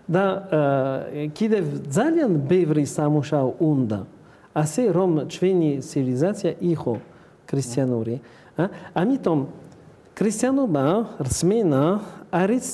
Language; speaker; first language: Georgian; non-native, learner; French